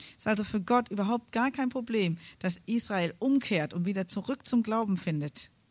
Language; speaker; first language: German; native; German